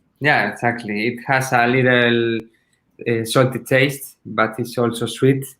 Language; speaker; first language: English; non-native, learner; Spanish